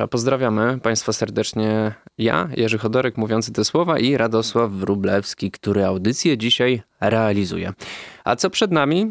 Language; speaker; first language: Polish; native; Polish